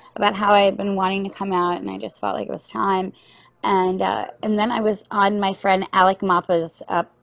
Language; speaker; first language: English; native; English